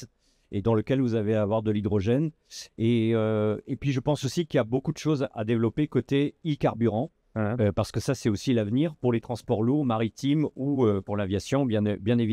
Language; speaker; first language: French; native; French